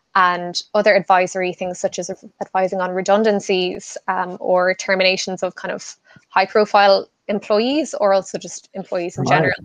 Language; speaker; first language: English; native; English